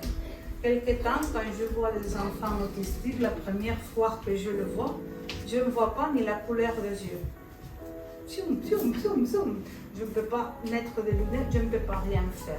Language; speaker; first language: French; non-native, fluent; Spanish